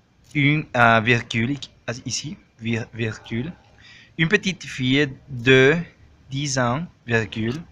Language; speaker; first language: French; non-native, learner; Spanish